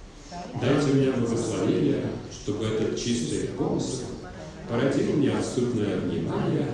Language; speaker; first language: Russian; native; Russian